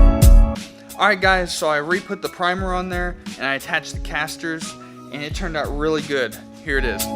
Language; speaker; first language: English; native; English